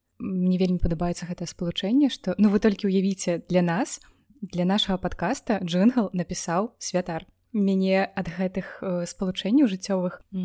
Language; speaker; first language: Belarusian; non-native, local second language; Russian